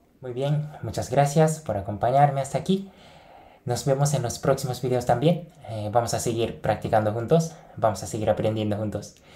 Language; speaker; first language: Spanish; non-native, fluent; Japanese